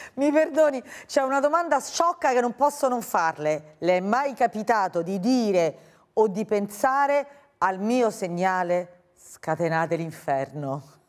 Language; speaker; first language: Italian; native; Italian